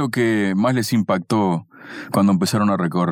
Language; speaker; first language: Spanish; native; Spanish